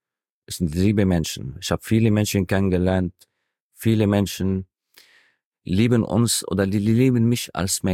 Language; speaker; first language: German; non-native, fluent; Arabic